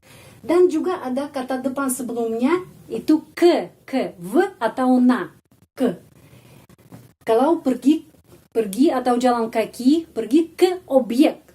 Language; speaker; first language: Indonesian; non-native, fluent; Russian